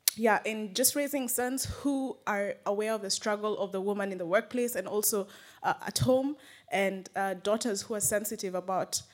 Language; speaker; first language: English; non-native, fluent; Arabic